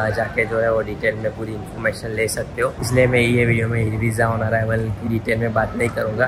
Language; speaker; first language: Hindi; non-native, local second language; Gujarati